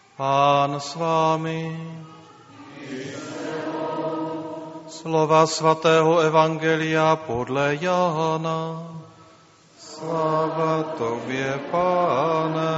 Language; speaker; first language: Czech; native; Czech